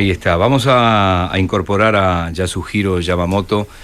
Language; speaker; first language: Spanish; native; Spanish